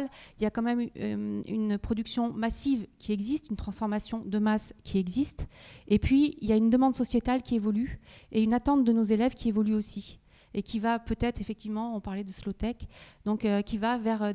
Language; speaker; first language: French; native; French